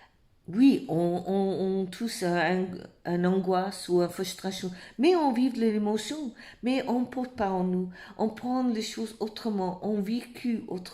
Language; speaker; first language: French; non-native, fluent; English